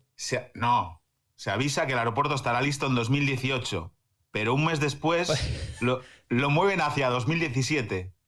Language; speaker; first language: Spanish; native; Spanish